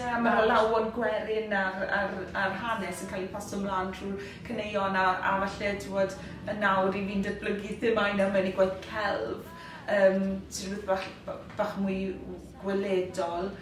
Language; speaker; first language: Welsh; native; Welsh